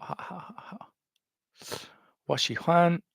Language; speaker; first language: Chinese; non-native, fluent; English